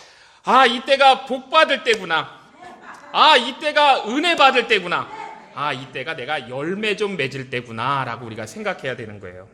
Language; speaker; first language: Korean; native; Korean